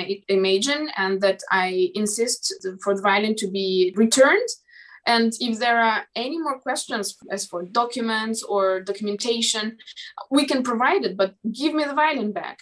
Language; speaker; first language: English; non-native, fluent; Romanian